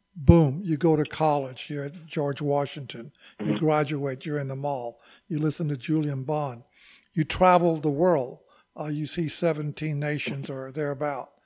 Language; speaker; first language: English; native; English